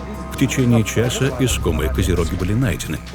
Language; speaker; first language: Russian; native; Russian